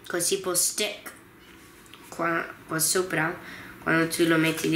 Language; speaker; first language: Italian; early bilingual, heritage; Italian